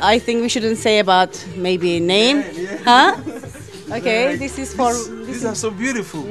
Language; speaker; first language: English; non-native, learner; Greek